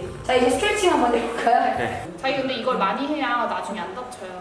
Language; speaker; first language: Korean; native; Korean